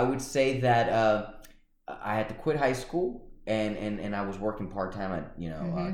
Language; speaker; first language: English; early bilingual, other home language; Spanish